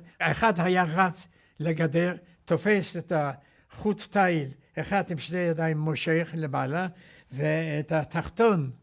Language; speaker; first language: Hebrew; non-native, fluent; Yiddish